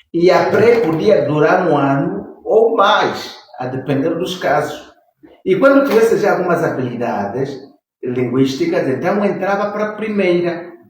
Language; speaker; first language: Portuguese; non-native, local second language; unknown